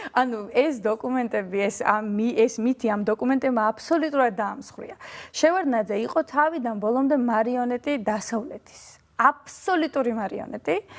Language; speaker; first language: Georgian; early bilingual, heritage; Georgian